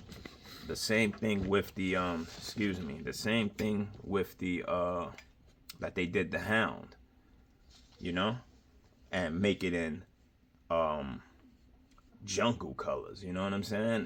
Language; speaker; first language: English; native; English